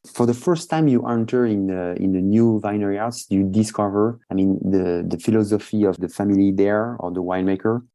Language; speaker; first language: English; non-native, fluent; French